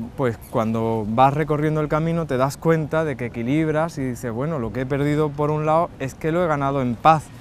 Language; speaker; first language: Spanish; native; Spanish